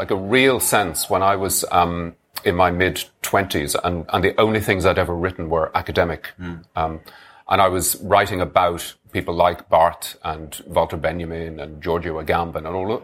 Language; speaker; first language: English; native; English